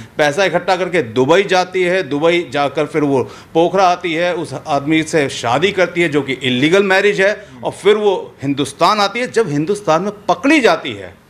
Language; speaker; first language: Hindi; native; Hindi